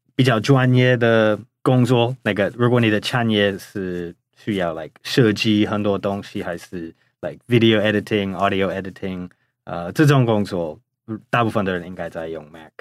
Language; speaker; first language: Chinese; non-native, fluent; English